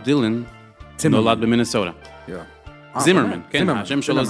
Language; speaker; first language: Hebrew; early bilingual, heritage; English